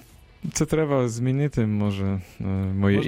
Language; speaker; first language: Ukrainian; non-native, fluent; Polish